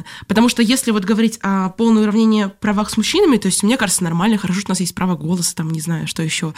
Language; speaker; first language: Russian; native; Russian